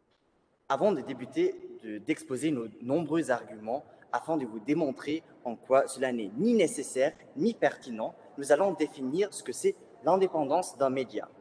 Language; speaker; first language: French; native; French